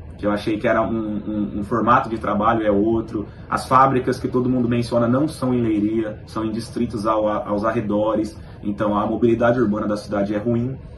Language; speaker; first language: Portuguese; native; Portuguese